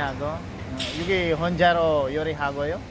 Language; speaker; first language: Korean; non-native, learner; Filipino